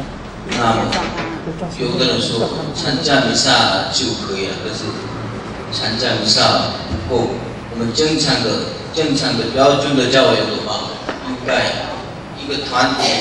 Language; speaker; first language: Chinese; non-native, learner; Korean